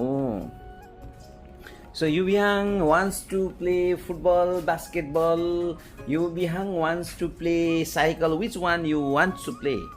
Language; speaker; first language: English; non-native, fluent; Nepali